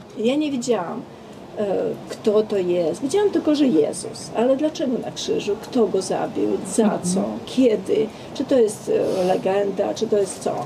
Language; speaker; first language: Polish; non-native, fluent; Armenian